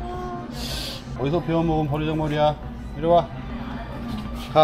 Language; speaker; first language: Korean; native; Korean